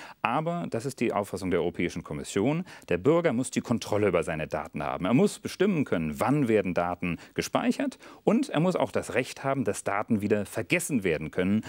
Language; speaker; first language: German; native; German